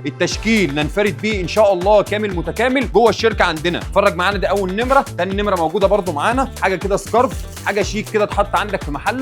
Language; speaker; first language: Arabic; native; Arabic